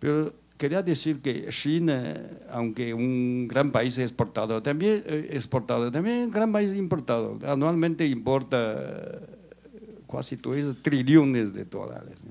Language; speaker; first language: Spanish; non-native, fluent; Chinese